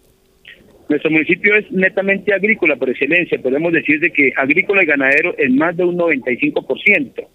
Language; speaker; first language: Spanish; native; Spanish